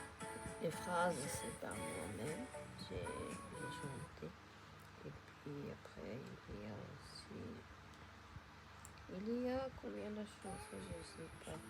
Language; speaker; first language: French; non-native, fluent; Japanese